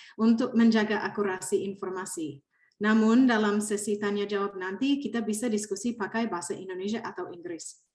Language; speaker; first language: Indonesian; non-native, fluent; English